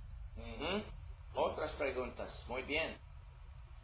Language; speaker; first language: Spanish; non-native, learner; English